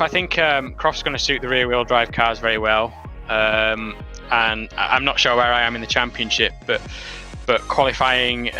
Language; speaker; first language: English; native; English